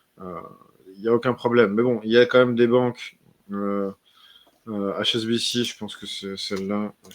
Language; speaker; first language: French; native; French